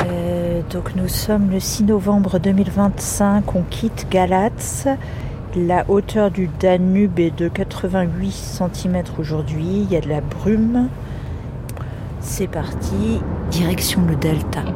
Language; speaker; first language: French; native; French